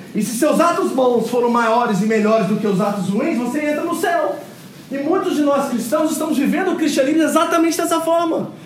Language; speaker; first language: Portuguese; early bilingual, other home language; English